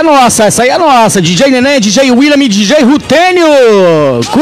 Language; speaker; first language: Portuguese; native; Portuguese